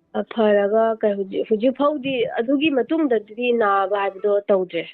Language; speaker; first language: Manipuri; native; Manipuri